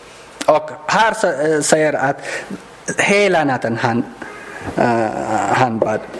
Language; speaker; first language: Swedish; non-native, learner; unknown